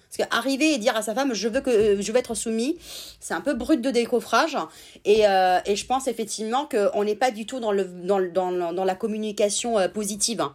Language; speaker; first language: French; non-native, fluent; Italian